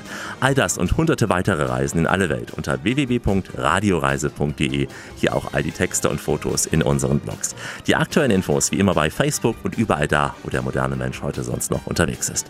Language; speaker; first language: German; native; German